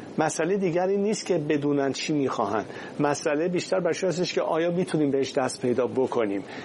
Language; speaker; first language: Persian; native; Persian